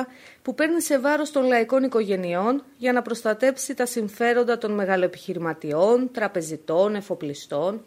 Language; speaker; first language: Greek; native; Greek